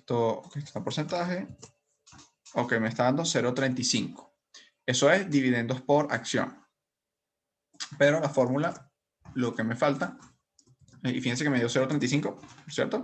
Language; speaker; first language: Spanish; native; Spanish